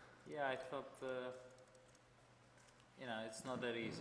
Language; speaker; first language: English; non-native, fluent; Armenian